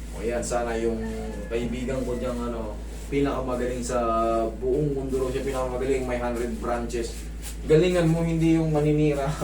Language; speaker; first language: Filipino; native; Filipino